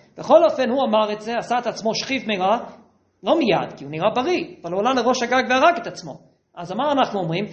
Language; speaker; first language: Hebrew; native; Hebrew